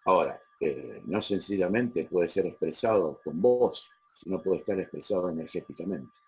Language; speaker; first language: Spanish; native; Spanish